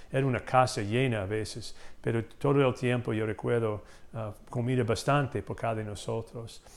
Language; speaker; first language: Spanish; non-native, fluent; English